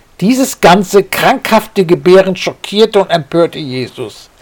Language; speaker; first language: German; native; German